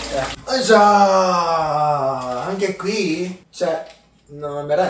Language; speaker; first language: Italian; non-native, learner; Japanese